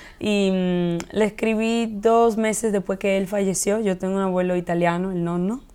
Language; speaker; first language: Spanish; early bilingual, heritage; Spanish